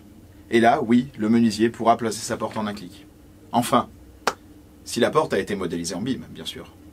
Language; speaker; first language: French; native; French